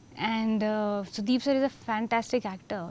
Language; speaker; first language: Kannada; non-native, fluent; Hindi